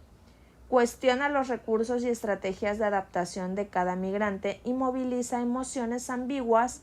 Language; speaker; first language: Spanish; native; Spanish